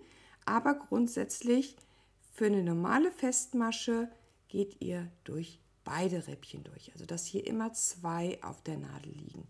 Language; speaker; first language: German; native; German